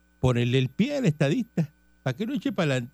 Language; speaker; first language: Spanish; native; Spanish